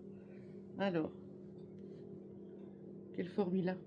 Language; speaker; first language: French; native; French